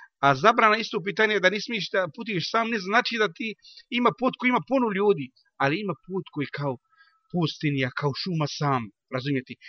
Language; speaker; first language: Bosnian; non-native, learner; Arabic